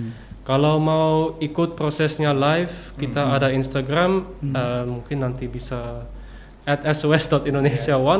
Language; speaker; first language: Indonesian; early bilingual, other home language; English